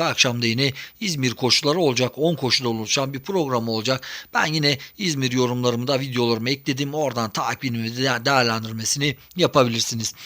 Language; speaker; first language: Turkish; native; Turkish